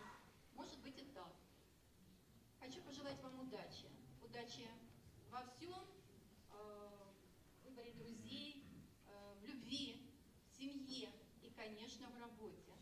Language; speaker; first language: Russian; native; Russian